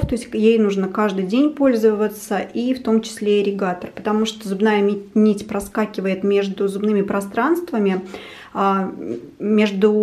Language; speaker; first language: Russian; native; Russian